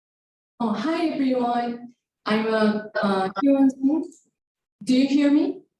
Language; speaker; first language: English; non-native, fluent; Korean